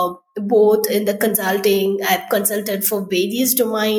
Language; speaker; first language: English; non-native, local second language; Tamil